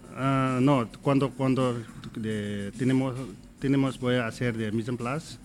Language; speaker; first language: Spanish; non-native, learner; Nepali